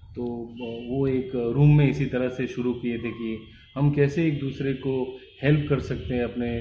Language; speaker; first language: Hindi; non-native, local second language; Bangla